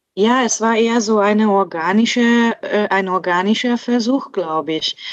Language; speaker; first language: German; non-native, fluent; Hungarian